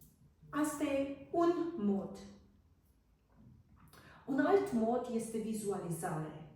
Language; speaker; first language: Romanian; non-native, fluent; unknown